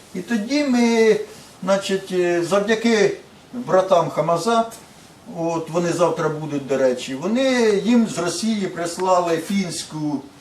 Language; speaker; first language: Ukrainian; native; Ukrainian